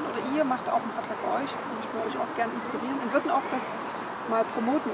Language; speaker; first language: German; native; German